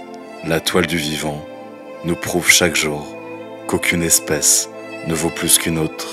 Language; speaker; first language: French; native; French